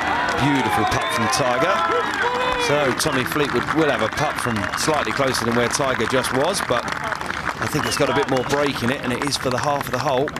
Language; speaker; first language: English; native; English